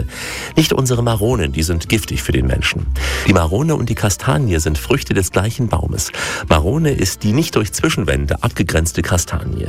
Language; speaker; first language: German; native; German